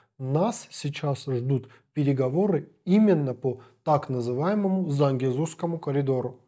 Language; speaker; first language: Russian; non-native, local second language; Armenian